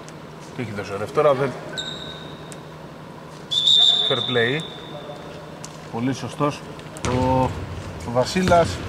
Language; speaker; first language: Greek; native; Greek